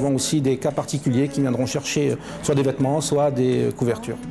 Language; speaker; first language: French; native; French